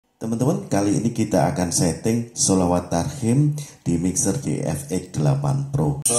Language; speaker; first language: Indonesian; native; Indonesian